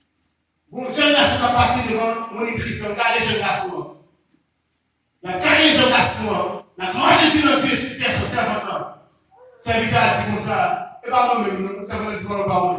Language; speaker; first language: French; non-native, local second language; Haitian Creole